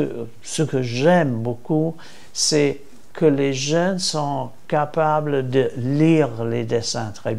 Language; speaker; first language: French; non-native, fluent; English